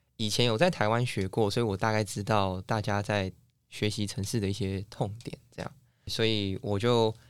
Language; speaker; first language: Chinese; native; Chinese